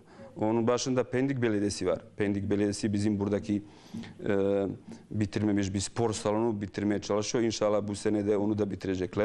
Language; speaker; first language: Turkish; non-native, fluent; Bosnian